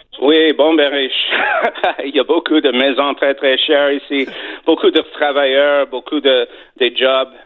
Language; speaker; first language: French; non-native, fluent; English